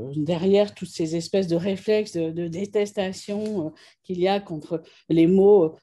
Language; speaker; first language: French; native; French